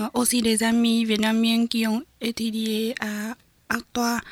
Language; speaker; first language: French; non-native, learner; Vietnamese